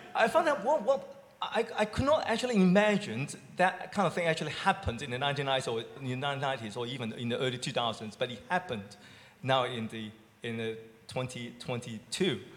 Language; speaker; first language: English; non-native, local second language; Cantonese